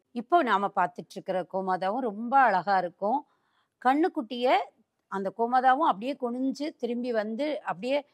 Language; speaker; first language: Tamil; native; Tamil